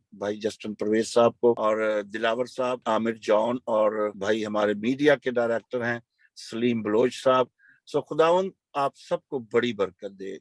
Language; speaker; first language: Urdu; non-native, local second language; Punjabi